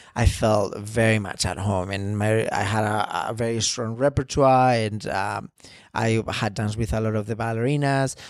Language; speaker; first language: English; non-native, fluent; Spanish